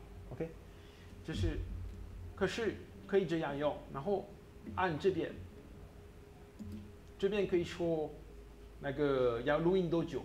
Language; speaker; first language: Chinese; non-native, learner; French